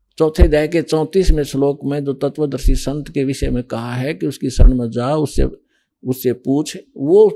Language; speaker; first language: Hindi; native; Hindi